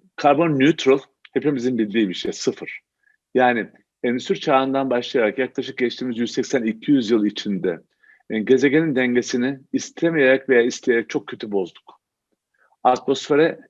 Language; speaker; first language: Turkish; native; Turkish